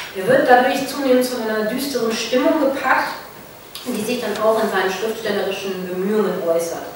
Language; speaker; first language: German; native; German